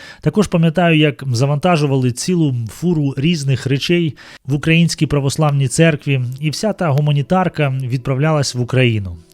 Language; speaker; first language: Ukrainian; non-native, local second language; Russian